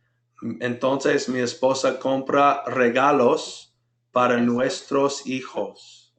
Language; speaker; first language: Spanish; non-native, fluent; English